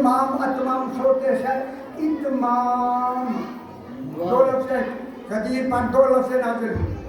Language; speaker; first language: Urdu; native; Urdu